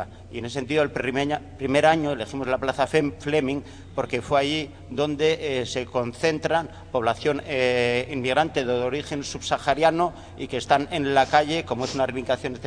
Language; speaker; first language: Spanish; native; Spanish